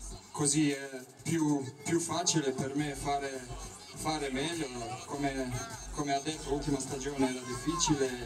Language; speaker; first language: Italian; non-native, learner; Bosnian